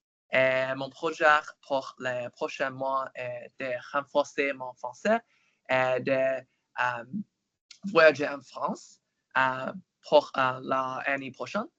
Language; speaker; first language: French; non-native, learner; Chinese